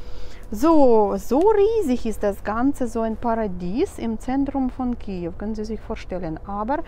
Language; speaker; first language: German; non-native, fluent; Russian